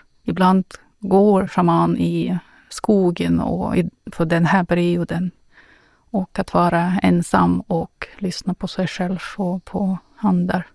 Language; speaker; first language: Swedish; non-native, fluent; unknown